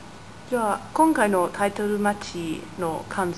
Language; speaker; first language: Japanese; non-native, learner; English